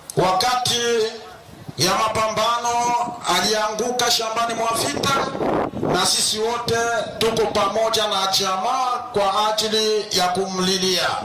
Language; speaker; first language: Swahili; native; Swahili